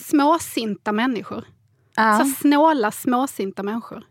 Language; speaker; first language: Swedish; native; Swedish